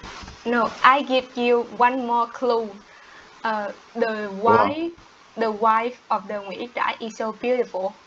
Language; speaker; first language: English; non-native, learner; Vietnamese